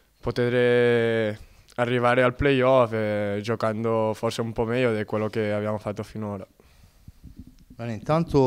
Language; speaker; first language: Italian; non-native, fluent; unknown